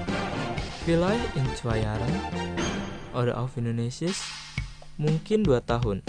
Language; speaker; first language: German; non-native, fluent; Indonesian